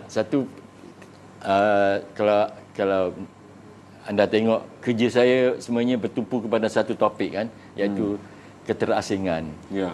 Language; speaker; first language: Malay; native; Malay